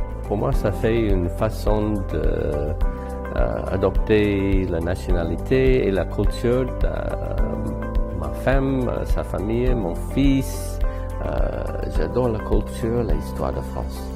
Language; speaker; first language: French; non-native, learner; English